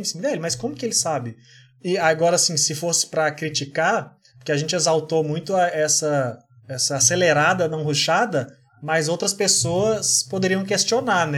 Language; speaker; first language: Portuguese; native; Portuguese